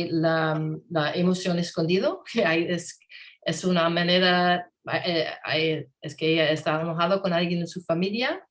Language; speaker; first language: Spanish; non-native, learner; English